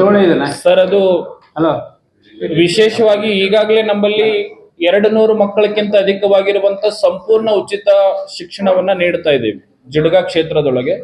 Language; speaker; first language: Kannada; native; Kannada